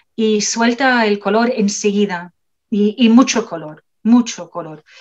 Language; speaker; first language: Spanish; non-native, fluent; English